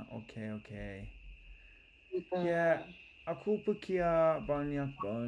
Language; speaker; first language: Indonesian; non-native, learner; English